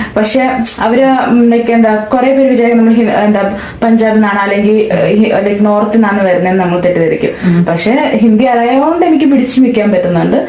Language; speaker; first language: Malayalam; non-native, local second language; English